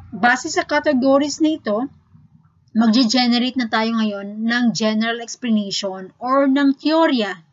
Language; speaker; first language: Filipino; native; Filipino